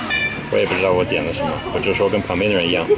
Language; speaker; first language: Chinese; non-native, fluent; English